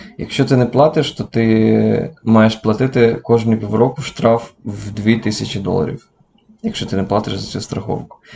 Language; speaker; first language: Ukrainian; native; Ukrainian